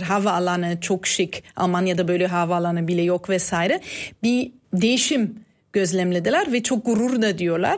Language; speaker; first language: Turkish; non-native, fluent; German